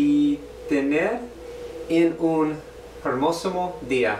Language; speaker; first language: Spanish; non-native, learner; English